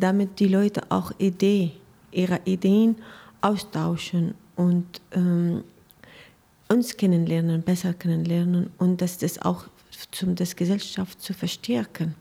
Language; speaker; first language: German; non-native, learner; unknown